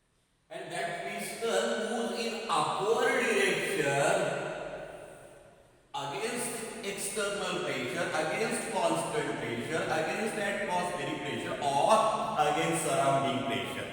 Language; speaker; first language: English; non-native, local second language; Marathi